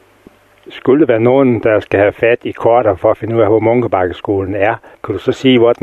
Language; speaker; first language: Danish; native; Danish